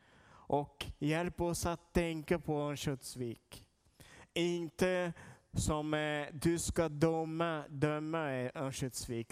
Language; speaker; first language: Swedish; non-native, learner; Portuguese